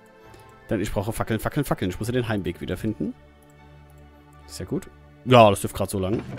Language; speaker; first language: German; native; German